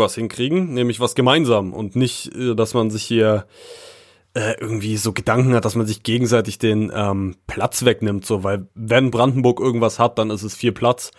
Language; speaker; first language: German; native; German